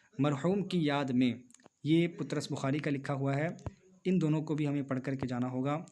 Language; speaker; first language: Urdu; native; Urdu